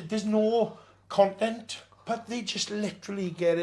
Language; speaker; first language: English; native; English